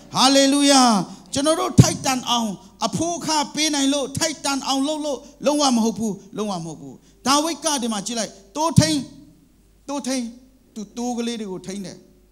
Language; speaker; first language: Burmese; non-native, local second language; Kachin